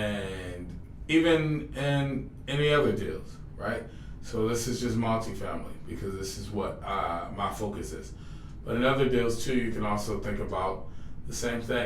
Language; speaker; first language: English; native; English